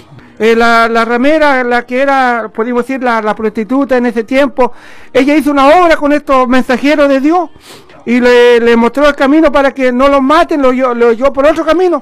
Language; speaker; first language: Spanish; native; Spanish